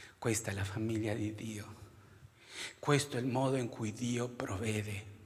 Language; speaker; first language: Italian; non-native, fluent; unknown